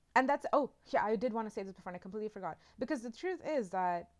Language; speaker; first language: English; non-native, local second language; Hindi